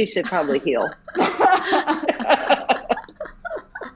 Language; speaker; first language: English; native; English